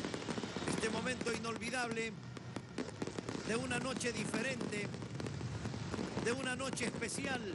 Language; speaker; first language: Spanish; native; Spanish